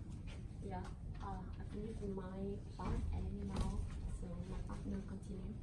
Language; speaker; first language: English; non-native, learner; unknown